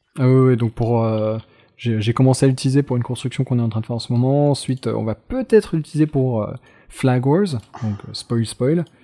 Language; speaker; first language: French; native; French